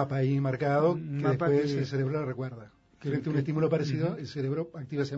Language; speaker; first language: Spanish; native; Spanish